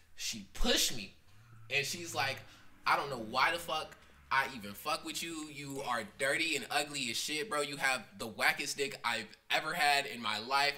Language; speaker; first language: English; native; English